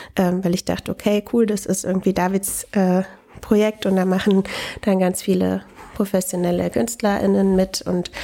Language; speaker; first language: German; native; German